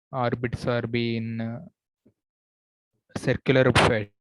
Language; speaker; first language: English; non-native, local second language; Telugu